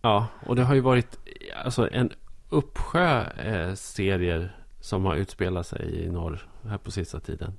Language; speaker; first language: Swedish; native; Swedish